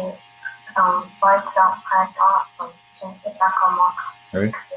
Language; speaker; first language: French; non-native, learner; English